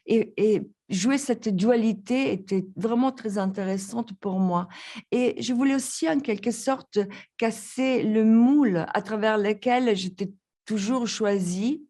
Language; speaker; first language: French; non-native, fluent; Italian